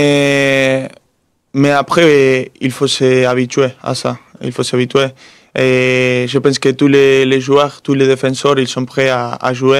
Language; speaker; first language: French; non-native, fluent; Spanish